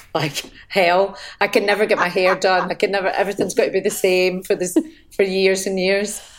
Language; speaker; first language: English; native; English